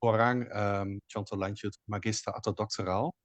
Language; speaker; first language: Indonesian; non-native, fluent; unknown